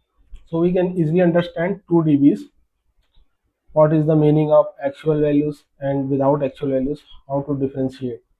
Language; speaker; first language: English; non-native, local second language; Hindi